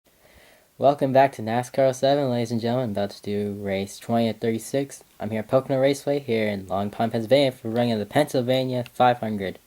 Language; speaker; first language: English; native; English